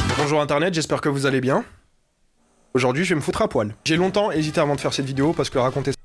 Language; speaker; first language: French; non-native, local second language; Arabic